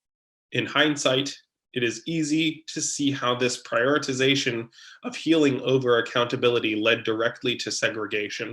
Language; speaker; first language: English; native; English